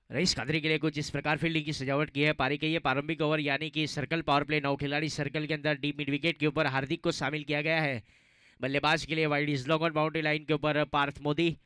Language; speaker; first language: Hindi; non-native, local second language; Gujarati